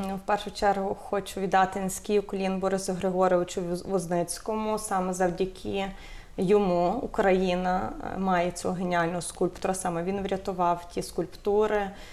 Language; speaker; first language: Ukrainian; native; Ukrainian